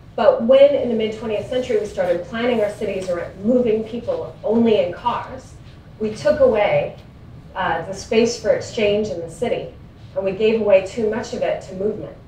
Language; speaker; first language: English; native; English